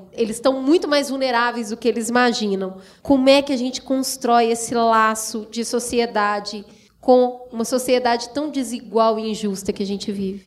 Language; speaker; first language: Portuguese; native; Portuguese